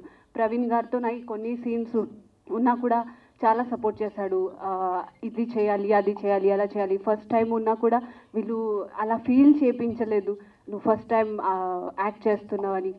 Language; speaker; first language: Telugu; non-native, learner; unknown